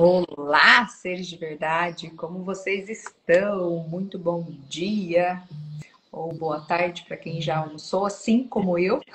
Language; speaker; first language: Portuguese; native; Portuguese